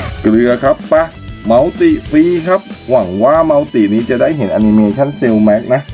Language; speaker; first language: Thai; native; Thai